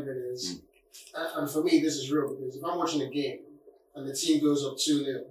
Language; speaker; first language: English; non-native, local second language; Yoruba